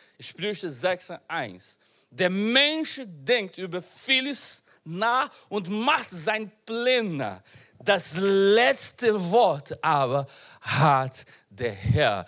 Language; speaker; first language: German; non-native, learner; Portuguese